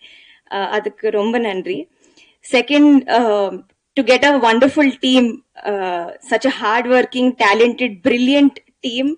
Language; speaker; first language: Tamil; non-native, learner; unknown